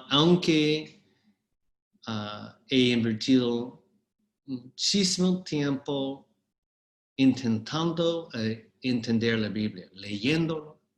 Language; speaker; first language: Spanish; non-native, fluent; English